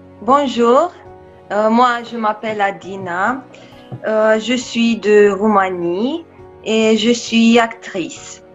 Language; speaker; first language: French; non-native, fluent; Romanian